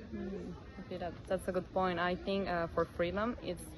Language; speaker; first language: English; non-native, fluent; Spanish